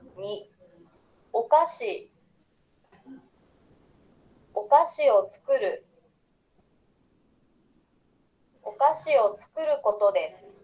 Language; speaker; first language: Japanese; non-native, learner; Indonesian